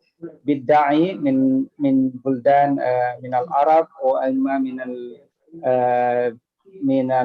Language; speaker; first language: Arabic; non-native, fluent; Indonesian